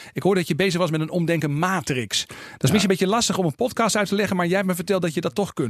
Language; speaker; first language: Dutch; native; Dutch